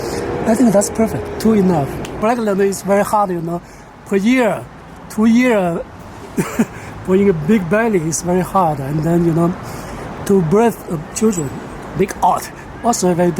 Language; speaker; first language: English; non-native, learner; Chinese